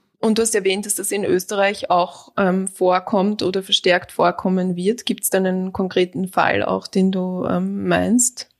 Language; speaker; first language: German; native; German